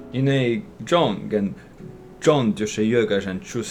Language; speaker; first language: Chinese; non-native, learner; English